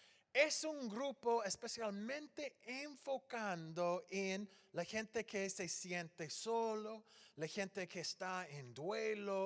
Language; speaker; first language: Spanish; non-native, fluent; English